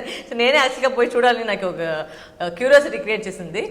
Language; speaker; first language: Telugu; non-native, local second language; Tamil